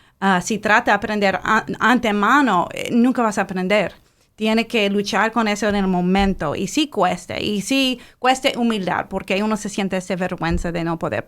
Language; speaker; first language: Spanish; non-native, fluent; English